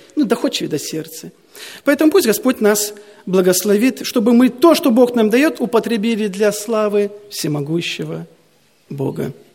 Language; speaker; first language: Russian; native; Russian